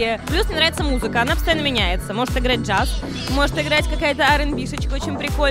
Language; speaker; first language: Russian; native; Russian